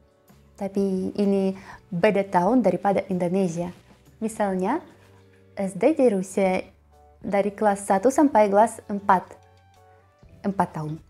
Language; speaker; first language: Indonesian; non-native, learner; Russian